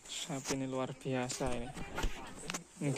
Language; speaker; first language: Indonesian; non-native, local second language; Javanese